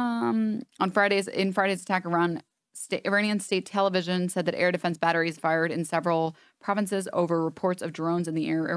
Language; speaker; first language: English; native; English